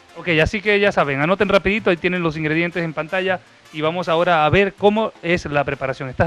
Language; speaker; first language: Spanish; native; Spanish